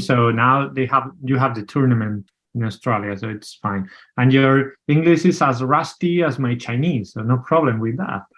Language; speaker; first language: English; non-native, fluent; Spanish